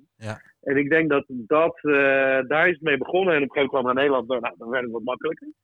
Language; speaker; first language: Dutch; early bilingual, other home language; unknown